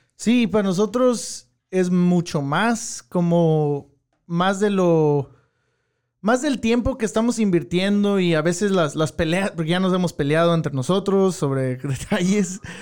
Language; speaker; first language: Spanish; early bilingual, heritage; Spanish